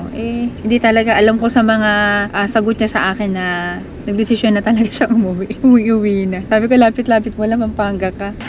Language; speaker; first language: Filipino; native; Filipino